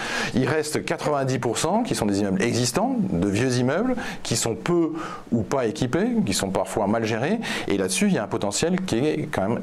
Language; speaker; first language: French; native; French